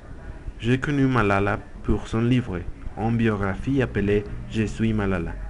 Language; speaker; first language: French; non-native, learner; Spanish